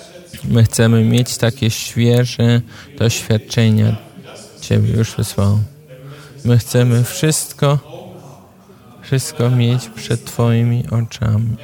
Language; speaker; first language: Polish; non-native, fluent; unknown